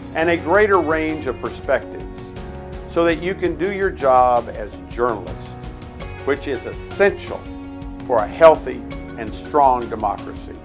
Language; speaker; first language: English; native; English